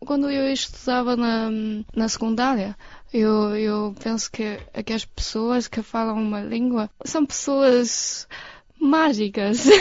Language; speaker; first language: Portuguese; non-native, learner; Chinese